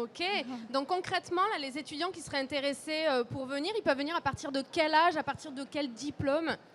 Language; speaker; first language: French; native; French